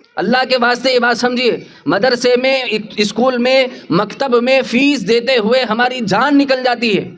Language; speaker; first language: Urdu; native; Urdu